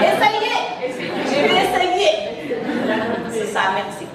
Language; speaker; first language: French; non-native, learner; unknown